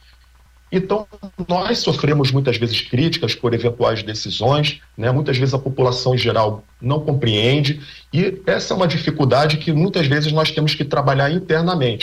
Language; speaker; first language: Portuguese; native; Portuguese